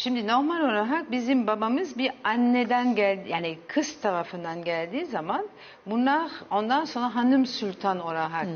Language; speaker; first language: Turkish; early bilingual, heritage; Turkish